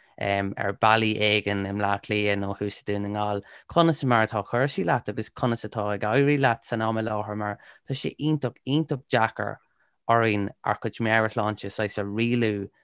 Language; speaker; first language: Irish; non-native, local second language; English